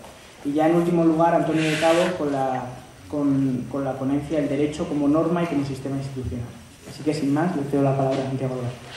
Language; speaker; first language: Spanish; native; Spanish